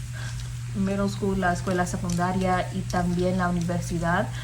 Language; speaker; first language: Spanish; non-native, fluent; English